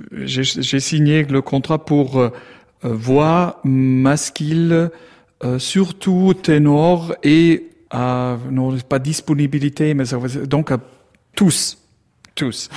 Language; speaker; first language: French; non-native, learner; German